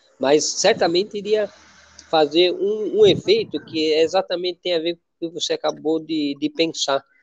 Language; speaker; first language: Portuguese; non-native, fluent; Spanish